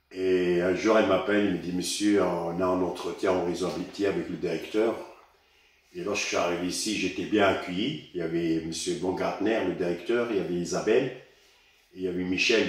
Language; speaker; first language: French; early bilingual, other home language; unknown